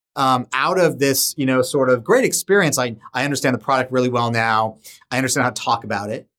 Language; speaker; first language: English; native; English